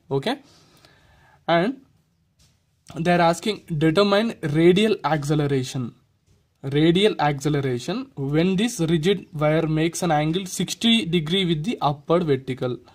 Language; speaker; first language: English; non-native, local second language; Telugu